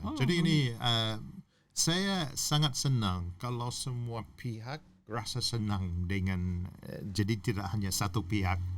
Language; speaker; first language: Indonesian; non-native, fluent; English